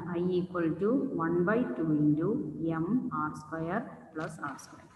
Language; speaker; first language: English; non-native, local second language; Malayalam